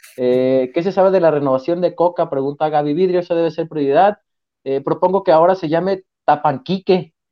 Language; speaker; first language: Spanish; native; Spanish